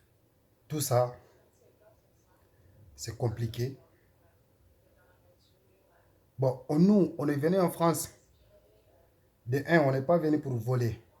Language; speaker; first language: French; non-native, learner; Soninke